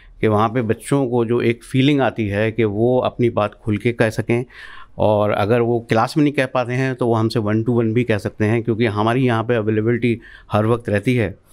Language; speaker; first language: Hindi; native; Hindi